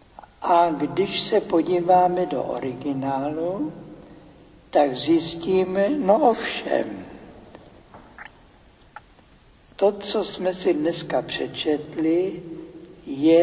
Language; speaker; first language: Czech; native; Czech